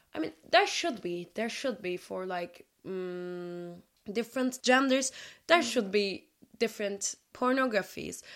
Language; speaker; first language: English; non-native, fluent; Turkish